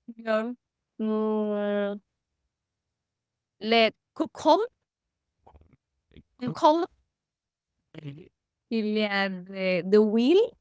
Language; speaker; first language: French; non-native, learner; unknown